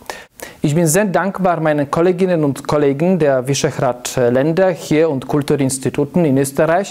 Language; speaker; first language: German; non-native, fluent; Polish